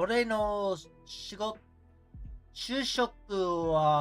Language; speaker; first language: Japanese; non-native, learner; English